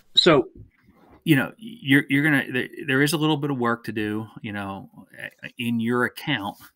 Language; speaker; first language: English; native; English